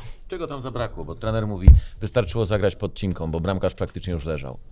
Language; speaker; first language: Polish; native; Polish